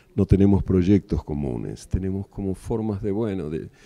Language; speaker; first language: Spanish; native; Spanish